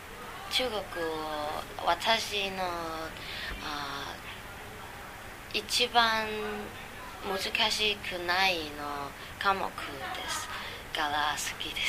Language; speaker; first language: Japanese; non-native, learner; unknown